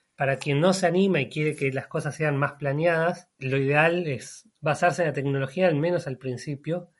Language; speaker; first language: Spanish; native; Spanish